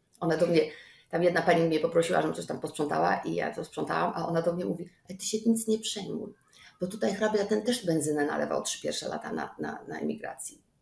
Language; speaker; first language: Polish; native; Polish